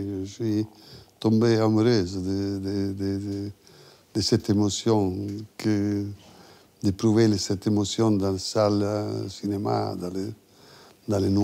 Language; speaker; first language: French; non-native, fluent; Italian